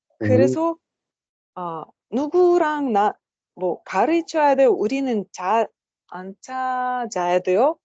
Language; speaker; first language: Korean; non-native, learner; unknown